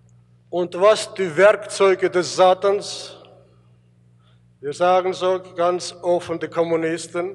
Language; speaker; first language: German; early bilingual, heritage; German